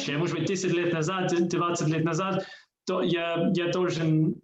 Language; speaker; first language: Russian; non-native, learner; English